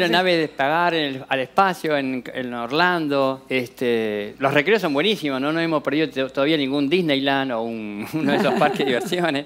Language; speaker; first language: Spanish; native; Spanish